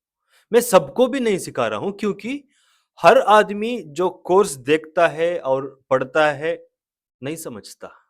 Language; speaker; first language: Hindi; non-native, local second language; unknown